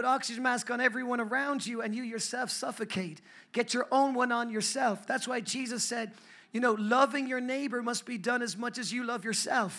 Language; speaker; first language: English; native; English